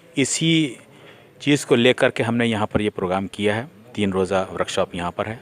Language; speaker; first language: Urdu; native; Urdu